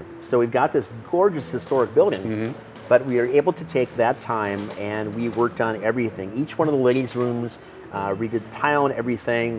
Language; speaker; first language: English; native; English